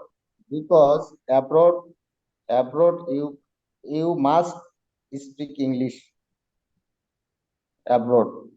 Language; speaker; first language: English; non-native, learner; Bangla